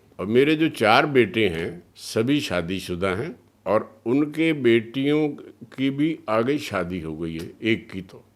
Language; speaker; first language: Hindi; early bilingual, other home language; Punjabi